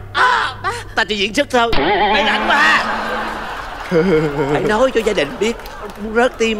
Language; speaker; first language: Vietnamese; native; Vietnamese